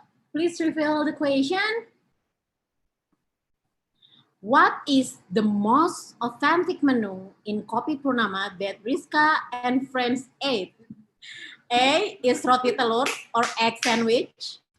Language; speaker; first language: English; non-native, fluent; Indonesian